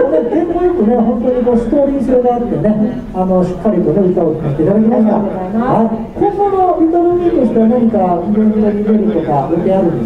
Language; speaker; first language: Japanese; native; Japanese